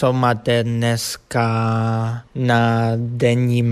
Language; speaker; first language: Czech; non-native, learner; Spanish